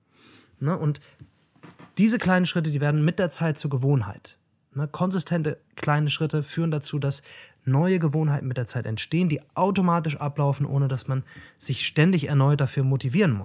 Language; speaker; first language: German; native; German